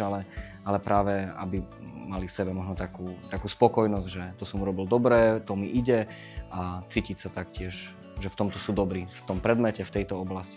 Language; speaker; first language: Slovak; native; Slovak